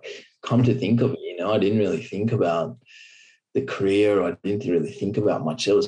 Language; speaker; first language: English; native; English